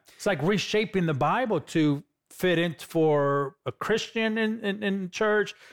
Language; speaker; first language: English; native; English